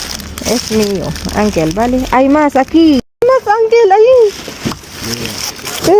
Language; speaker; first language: Spanish; non-native, learner; Filipino